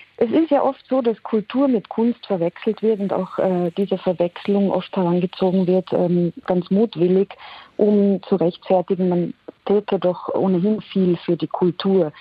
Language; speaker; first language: German; native; German